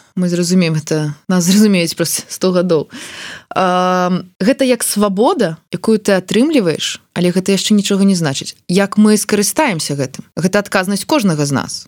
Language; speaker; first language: Belarusian; non-native, local second language; Russian